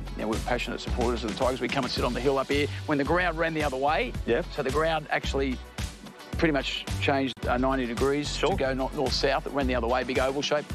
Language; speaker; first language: English; native; English